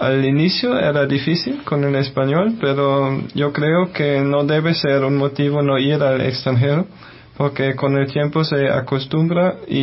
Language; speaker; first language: Spanish; non-native, fluent; German